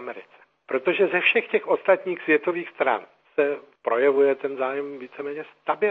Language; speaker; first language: Czech; native; Czech